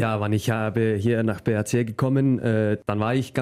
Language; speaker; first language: German; non-native, fluent; Icelandic